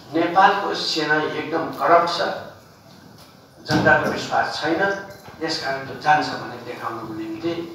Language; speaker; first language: Nepali; non-native, local second language; Newari